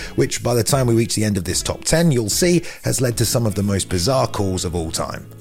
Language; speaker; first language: English; native; English